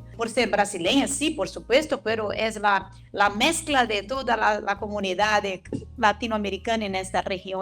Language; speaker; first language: Spanish; non-native, fluent; Portuguese